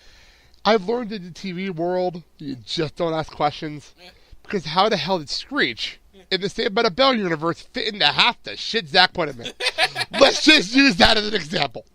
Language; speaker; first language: English; native; English